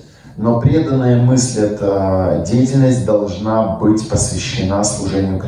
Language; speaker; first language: Russian; native; Russian